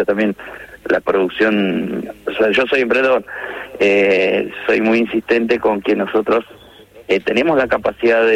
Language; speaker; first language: Spanish; native; Spanish